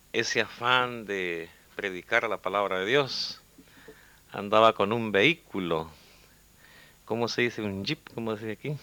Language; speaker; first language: Spanish; native; Spanish